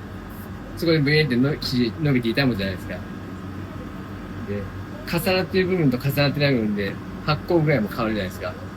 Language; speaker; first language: Japanese; native; Japanese